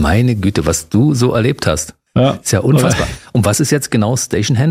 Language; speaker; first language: German; native; German